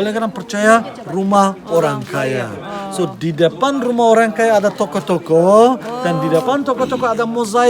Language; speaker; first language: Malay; non-native, fluent; Turkish